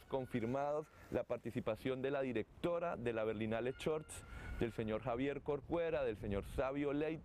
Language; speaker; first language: Spanish; native; Spanish